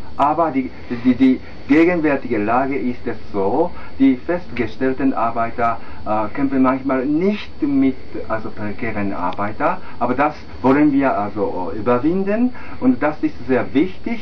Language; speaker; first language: German; non-native, fluent; Japanese